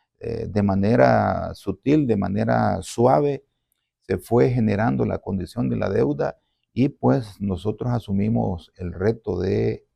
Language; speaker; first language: Spanish; native; Spanish